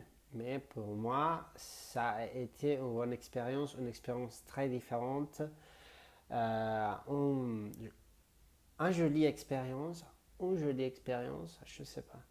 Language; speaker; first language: French; non-native, learner; Spanish